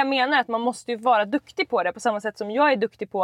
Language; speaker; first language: Swedish; native; Swedish